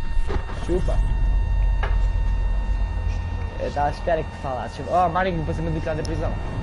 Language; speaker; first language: Portuguese; native; Portuguese